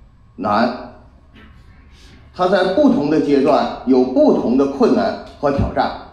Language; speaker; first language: Chinese; native; Chinese